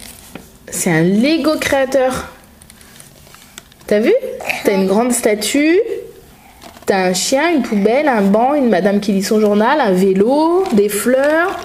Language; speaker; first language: French; native; French